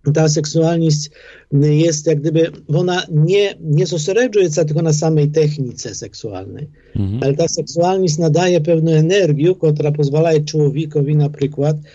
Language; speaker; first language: Polish; non-native, fluent; Ukrainian